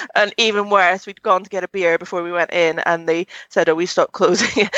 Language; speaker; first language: English; native; English